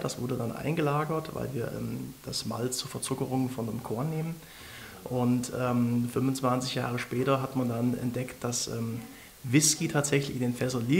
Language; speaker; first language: German; native; German